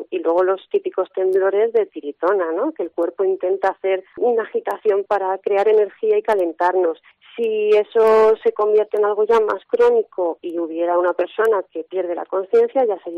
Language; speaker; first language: Spanish; native; Spanish